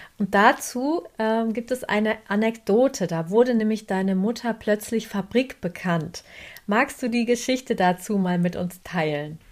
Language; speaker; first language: German; early bilingual, other home language; Turkish